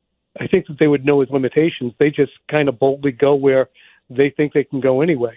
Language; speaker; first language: English; native; English